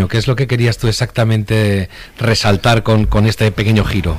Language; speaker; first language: Spanish; native; Spanish